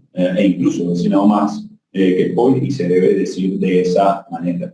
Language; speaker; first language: Spanish; native; Spanish